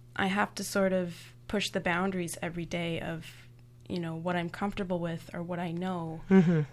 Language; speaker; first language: English; native; English